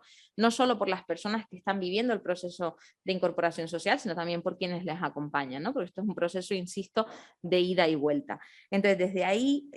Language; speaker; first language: Spanish; native; Spanish